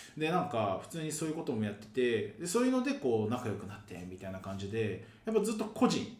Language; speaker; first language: Japanese; early bilingual, other home language; Portuguese